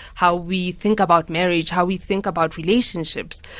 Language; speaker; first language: English; non-native, local second language; Tswana